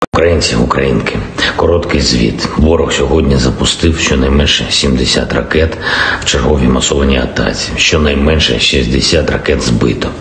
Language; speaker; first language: Ukrainian; non-native, local second language; Russian